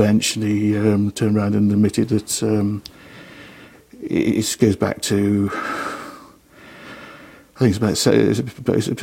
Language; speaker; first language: English; native; English